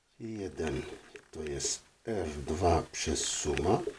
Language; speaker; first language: Polish; non-native, fluent; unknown